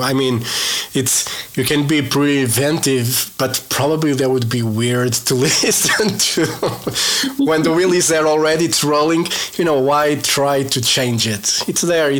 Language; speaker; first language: English; non-native, fluent; Portuguese